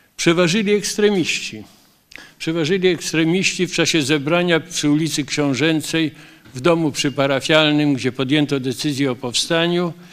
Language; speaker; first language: Polish; native; Polish